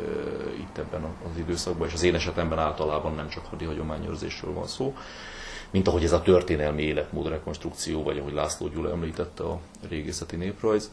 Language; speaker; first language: Hungarian; native; Hungarian